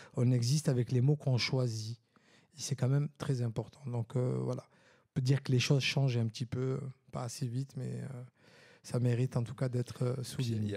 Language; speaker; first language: French; non-native, local second language; Arabic